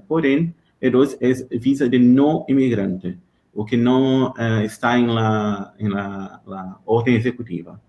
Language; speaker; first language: Spanish; non-native, learner; Portuguese